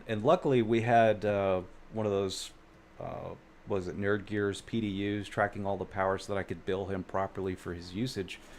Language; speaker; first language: English; native; English